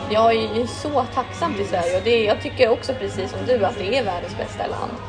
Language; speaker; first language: Swedish; early bilingual, other home language; Bosnian